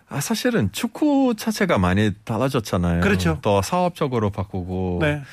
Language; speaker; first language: Korean; non-native, fluent; Portuguese